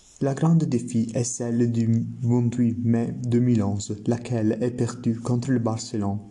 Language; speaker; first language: French; non-native, learner; Italian